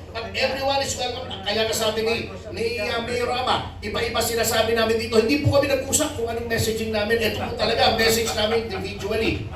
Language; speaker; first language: Filipino; non-native, local second language; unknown